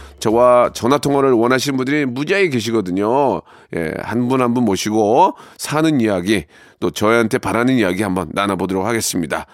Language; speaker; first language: Korean; native; Korean